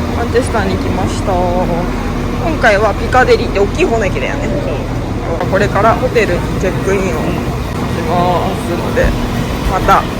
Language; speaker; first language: Japanese; native; Japanese